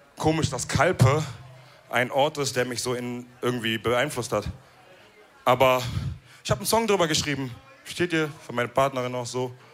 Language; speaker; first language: German; early bilingual, other home language; Wolof